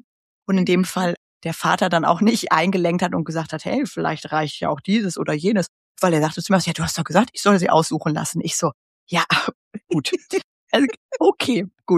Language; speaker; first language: German; native; German